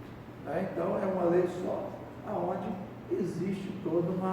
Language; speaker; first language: Portuguese; native; Portuguese